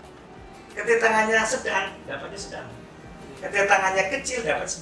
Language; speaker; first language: Indonesian; native; Indonesian